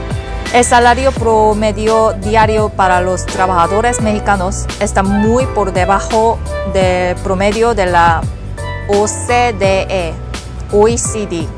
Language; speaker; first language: Spanish; non-native, fluent; Korean